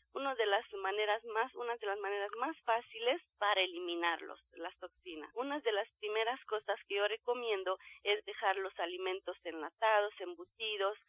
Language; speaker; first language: Spanish; non-native, fluent; Romanian